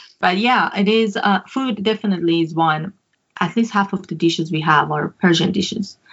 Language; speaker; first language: English; non-native, fluent; Persian